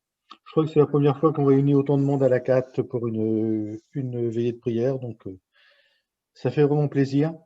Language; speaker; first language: French; native; French